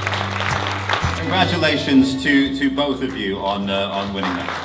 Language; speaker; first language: English; native; English